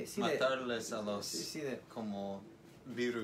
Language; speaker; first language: Spanish; non-native, learner; English